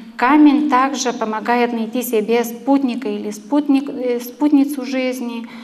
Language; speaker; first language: Russian; non-native, fluent; Lithuanian